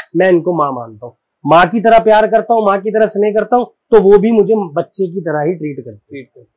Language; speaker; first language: Hindi; native; Hindi